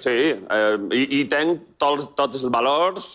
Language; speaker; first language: Catalan; non-native, local second language; Spanish